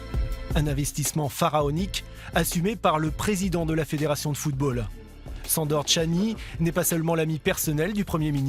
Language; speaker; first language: French; native; French